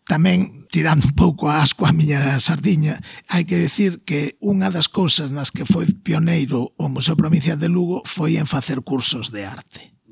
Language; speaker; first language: Galician; non-native, local second language; Spanish